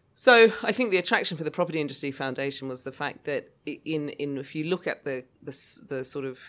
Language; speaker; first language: English; native; English